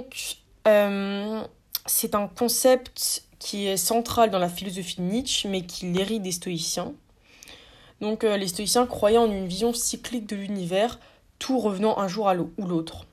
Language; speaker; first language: French; native; French